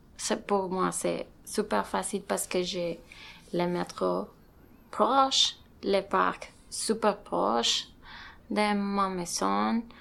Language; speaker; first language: French; non-native, learner; Spanish